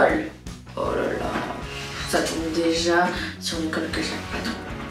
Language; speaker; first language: French; early bilingual, other home language; Russian